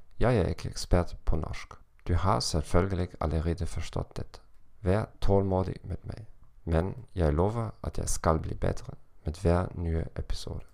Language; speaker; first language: Norwegian; non-native, learner; German